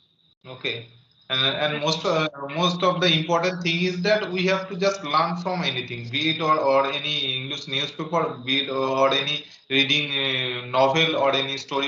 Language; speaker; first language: English; non-native, learner; Bangla